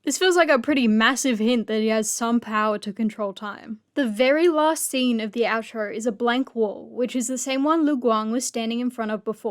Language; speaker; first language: English; native; English